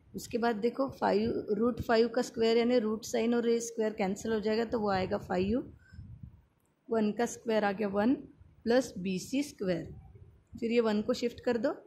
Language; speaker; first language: Hindi; non-native, local second language; Marathi